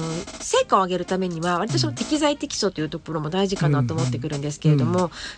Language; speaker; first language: Japanese; native; Japanese